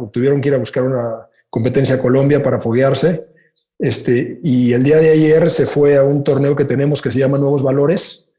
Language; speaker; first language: Spanish; native; Spanish